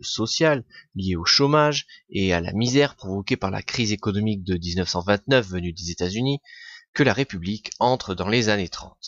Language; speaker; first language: French; native; French